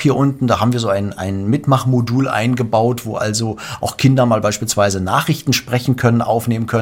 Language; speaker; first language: German; native; German